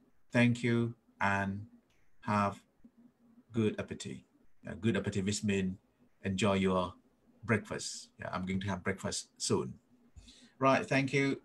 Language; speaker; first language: English; non-native, fluent; Thai